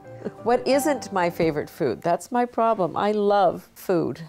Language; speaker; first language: English; native; English